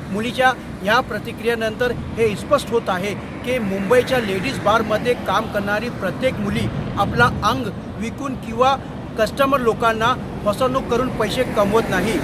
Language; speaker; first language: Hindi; native; Hindi